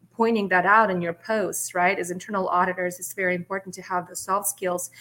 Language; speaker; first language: English; non-native, fluent; Russian